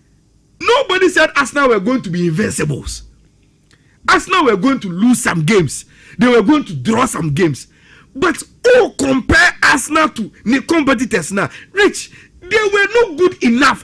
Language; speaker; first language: English; non-native, local second language; Akan